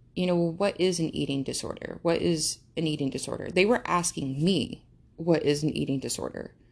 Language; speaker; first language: English; early bilingual, other home language; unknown